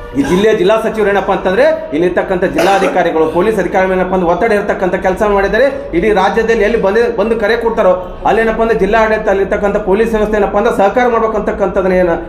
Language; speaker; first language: Kannada; native; Kannada